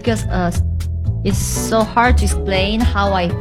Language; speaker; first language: English; non-native, learner; Korean